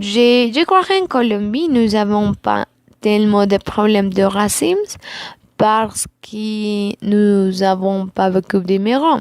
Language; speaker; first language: French; non-native, learner; Spanish